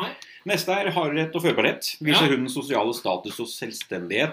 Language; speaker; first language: Norwegian; native; Norwegian